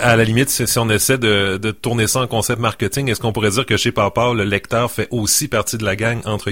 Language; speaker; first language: French; native; French